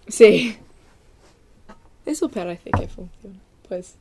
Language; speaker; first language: Spanish; non-native, fluent; English